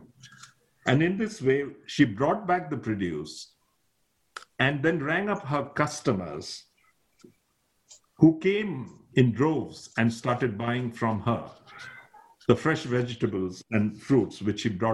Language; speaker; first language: English; non-native, local second language; Nepali